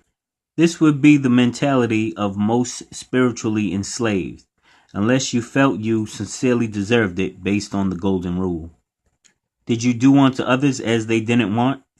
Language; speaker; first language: English; native; English